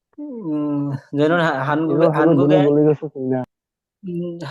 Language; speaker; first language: Korean; non-native, learner; Bangla